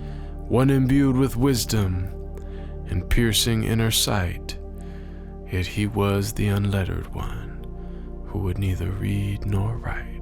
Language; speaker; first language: English; native; English